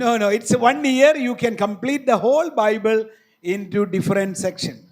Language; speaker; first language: English; non-native, local second language; Malayalam